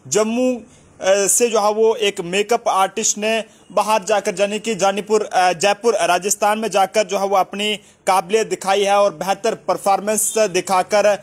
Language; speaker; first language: Hindi; native; Hindi